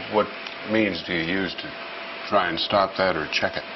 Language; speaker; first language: English; native; English